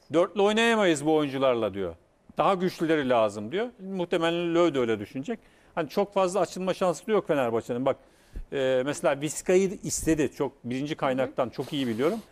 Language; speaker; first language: Turkish; native; Turkish